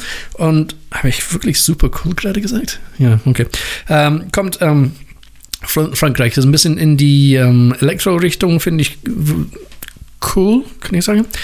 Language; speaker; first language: German; non-native, learner; English